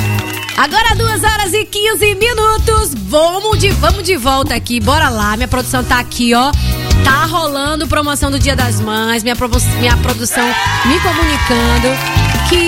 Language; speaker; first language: Portuguese; native; Portuguese